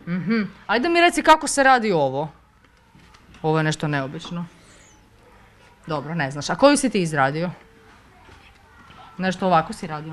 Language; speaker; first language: Croatian; native; Croatian